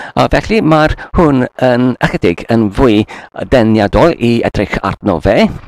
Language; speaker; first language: Welsh; non-native, learner; English